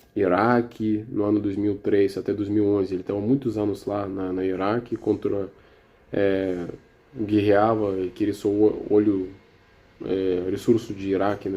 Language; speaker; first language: Portuguese; non-native, learner; Russian